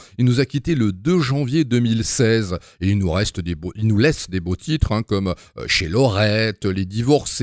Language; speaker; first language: French; native; French